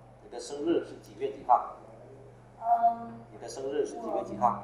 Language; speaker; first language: Chinese; non-native, fluent; Vietnamese